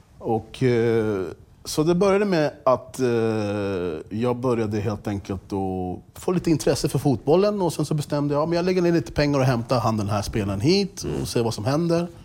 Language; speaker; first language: Swedish; early bilingual, other home language; English